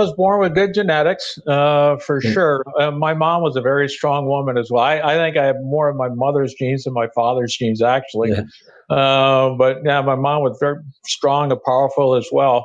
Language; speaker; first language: English; native; English